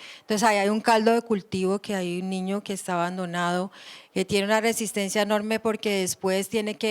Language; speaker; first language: Spanish; native; Spanish